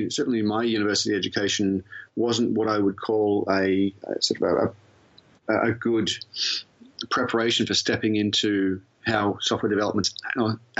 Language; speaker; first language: English; native; English